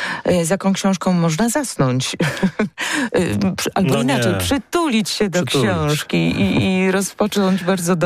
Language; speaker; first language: Polish; native; Polish